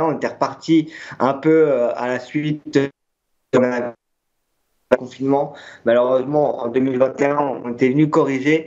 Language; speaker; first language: French; native; French